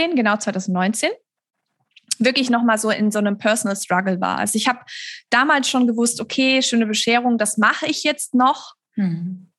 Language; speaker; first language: German; native; German